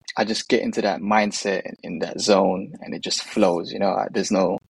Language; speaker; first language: English; native; English